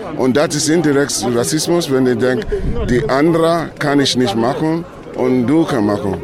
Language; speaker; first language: German; non-native, learner; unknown